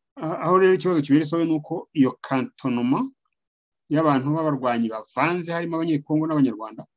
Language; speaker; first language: Kinyarwanda; native; Kinyarwanda